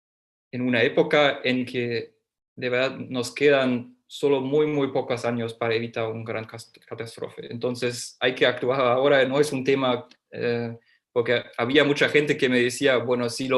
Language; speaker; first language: Spanish; non-native, fluent; German